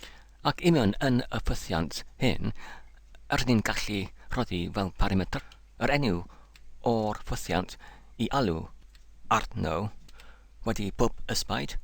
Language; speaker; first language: Welsh; non-native, learner; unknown